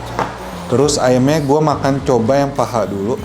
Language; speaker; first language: Indonesian; native; Indonesian